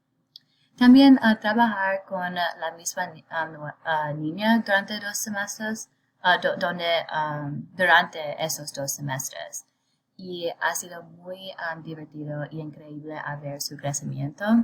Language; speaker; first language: Spanish; non-native, learner; English